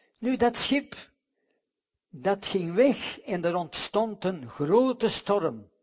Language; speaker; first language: Dutch; non-native, fluent; English